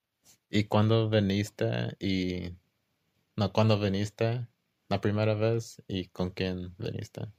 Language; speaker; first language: Spanish; early bilingual, heritage; English